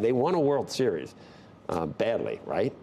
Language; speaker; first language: English; native; English